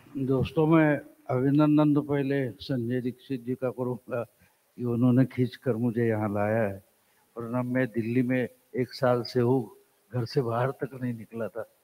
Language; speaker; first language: Hindi; non-native, local second language; Marathi